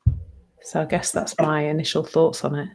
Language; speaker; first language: English; native; English